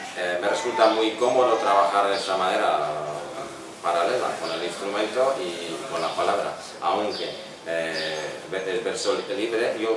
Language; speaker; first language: Spanish; non-native, fluent; Czech